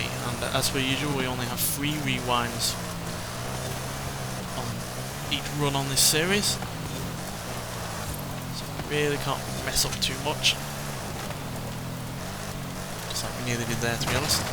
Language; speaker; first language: English; native; English